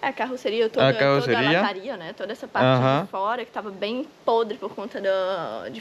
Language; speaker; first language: Portuguese; native; Portuguese